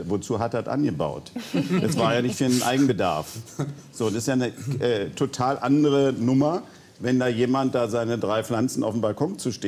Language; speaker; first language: German; native; German